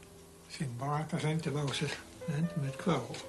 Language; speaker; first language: Swedish; native; Swedish